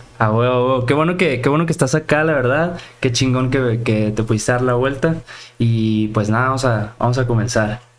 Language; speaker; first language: Spanish; native; Spanish